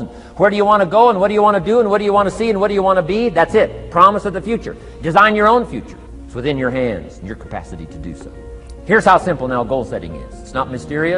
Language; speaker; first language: English; native; English